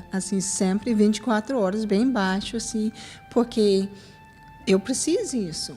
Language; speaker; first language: Portuguese; non-native, fluent; English